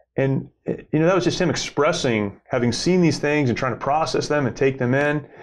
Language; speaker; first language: English; native; English